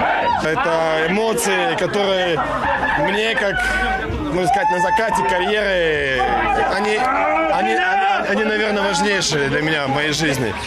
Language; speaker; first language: Russian; native; Russian